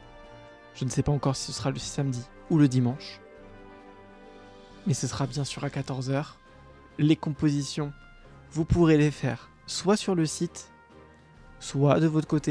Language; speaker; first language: French; native; French